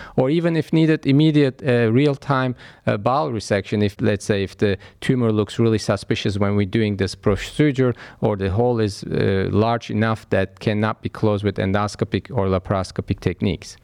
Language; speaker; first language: English; non-native, fluent; Turkish